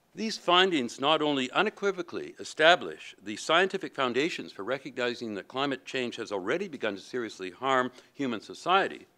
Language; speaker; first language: English; native; English